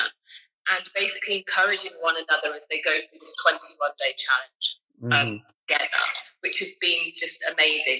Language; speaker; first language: English; native; English